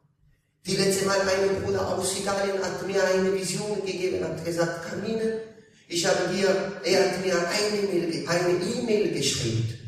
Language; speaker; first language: German; non-native, learner; Italian